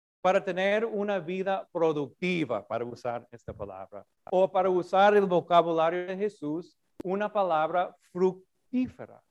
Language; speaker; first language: Spanish; non-native, fluent; English